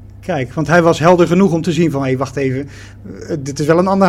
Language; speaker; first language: Dutch; native; Dutch